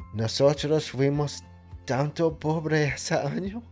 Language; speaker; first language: Spanish; non-native, learner; English